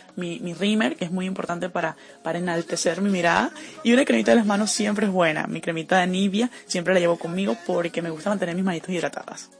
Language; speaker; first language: Spanish; native; Spanish